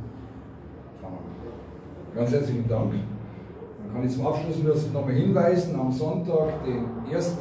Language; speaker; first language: German; native; German